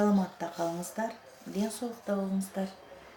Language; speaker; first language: Kyrgyz; native; Kyrgyz